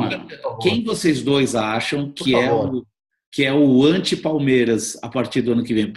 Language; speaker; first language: Portuguese; native; Portuguese